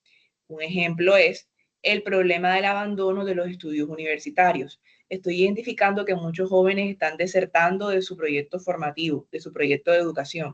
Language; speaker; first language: Spanish; native; Spanish